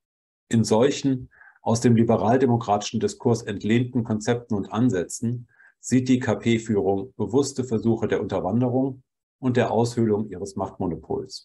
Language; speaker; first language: German; native; German